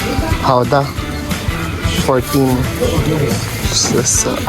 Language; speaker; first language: Chinese; non-native, learner; Filipino